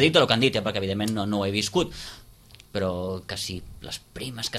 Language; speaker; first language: Catalan; native; Catalan